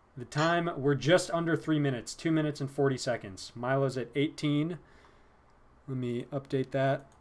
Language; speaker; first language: English; native; English